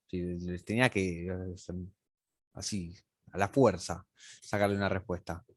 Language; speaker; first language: Spanish; native; Spanish